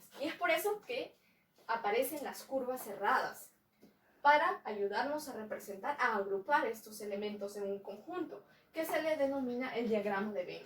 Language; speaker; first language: Spanish; native; Spanish